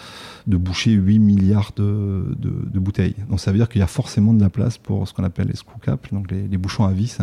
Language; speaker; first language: French; native; French